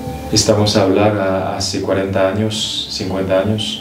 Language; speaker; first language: Spanish; non-native, fluent; Portuguese